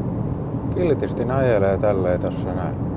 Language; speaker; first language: Finnish; native; Finnish